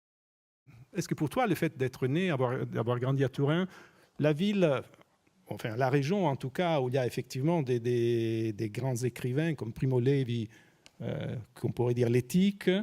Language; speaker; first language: French; native; French